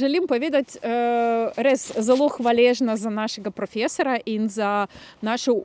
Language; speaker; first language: Slovenian; non-native, local second language; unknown